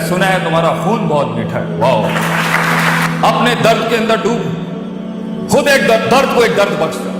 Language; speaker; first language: Urdu; non-native, local second language; Punjabi